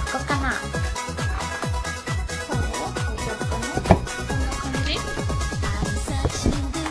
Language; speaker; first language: Japanese; native; Japanese